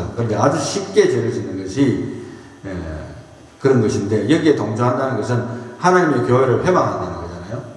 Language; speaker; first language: Korean; native; Korean